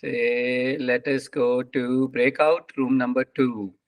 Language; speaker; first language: English; non-native, local second language; Punjabi